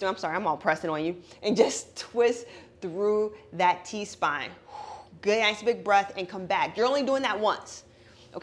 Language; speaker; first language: English; native; English